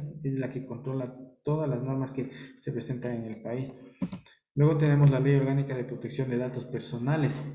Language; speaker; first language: Spanish; native; Spanish